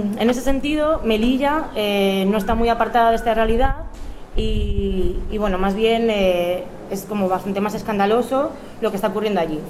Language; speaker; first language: Spanish; native; Spanish